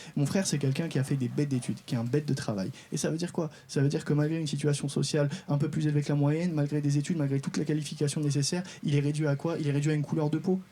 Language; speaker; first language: French; non-native, local second language; Arabic